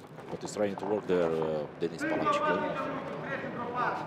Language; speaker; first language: English; non-native, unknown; Romanian